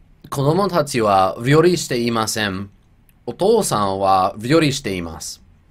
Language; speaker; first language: Japanese; non-native, learner; English